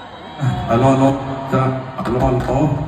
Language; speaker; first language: Spanish; native; Spanish